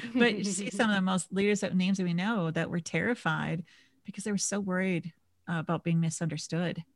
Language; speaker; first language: English; native; English